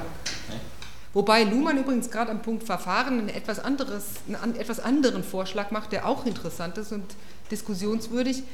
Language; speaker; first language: German; native; German